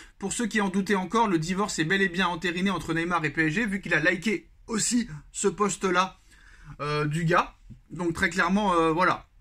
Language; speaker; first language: French; native; French